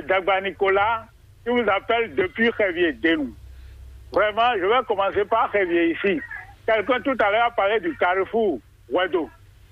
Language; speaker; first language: French; non-native, local second language; Fon